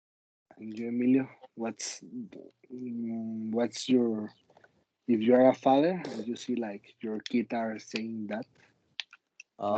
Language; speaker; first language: English; non-native, learner; Spanish